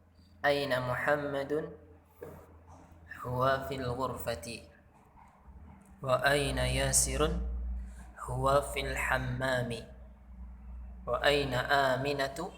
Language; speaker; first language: Arabic; non-native, fluent; Indonesian